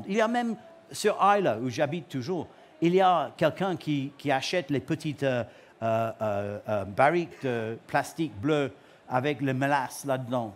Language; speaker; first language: French; non-native, learner; English